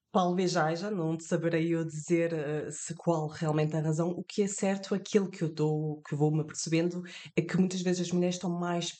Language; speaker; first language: Portuguese; early bilingual, heritage; French